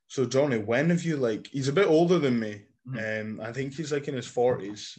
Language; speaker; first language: English; native; English